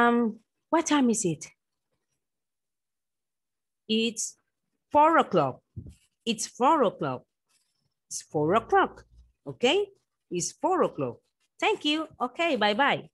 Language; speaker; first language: English; non-native, fluent; Spanish